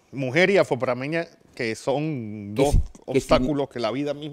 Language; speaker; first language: Spanish; native; Spanish